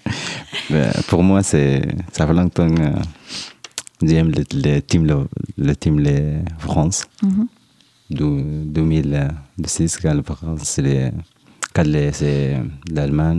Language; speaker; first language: French; non-native, learner; Arabic